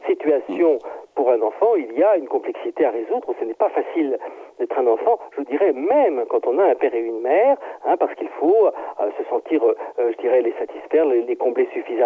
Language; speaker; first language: French; native; French